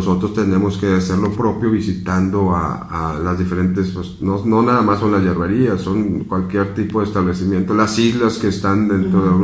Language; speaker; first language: Spanish; native; Spanish